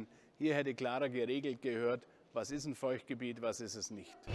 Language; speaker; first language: German; native; German